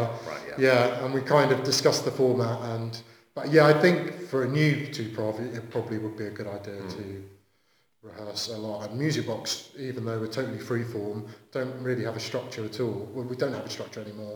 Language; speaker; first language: English; native; English